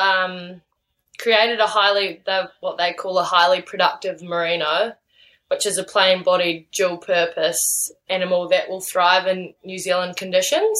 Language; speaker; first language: English; native; English